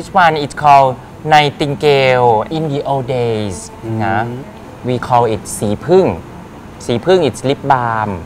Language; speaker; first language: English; non-native, learner; Thai